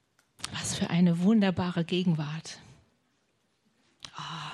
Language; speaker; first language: German; native; German